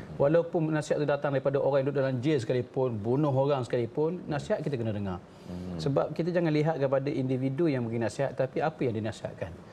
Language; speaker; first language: Malay; native; Malay